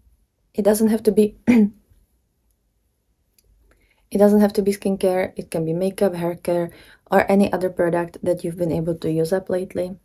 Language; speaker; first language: English; non-native, fluent; Czech